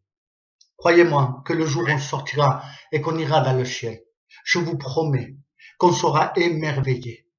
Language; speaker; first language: French; native; French